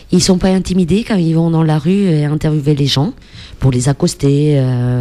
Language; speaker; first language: French; native; French